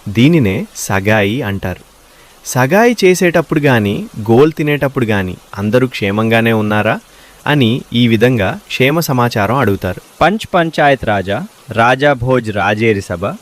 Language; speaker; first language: Telugu; non-native, local second language; Lambadi